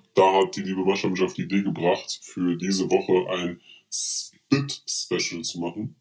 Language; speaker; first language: German; early bilingual, other home language; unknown